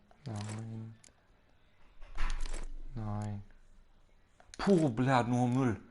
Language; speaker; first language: German; non-native, fluent; Romanian